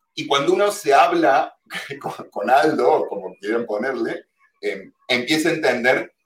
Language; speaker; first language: Spanish; native; Spanish